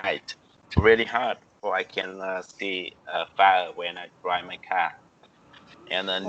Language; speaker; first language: English; non-native, learner; Vietnamese